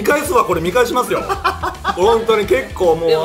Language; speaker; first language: Japanese; native; Japanese